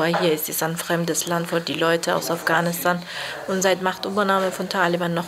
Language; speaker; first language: German; non-native, fluent; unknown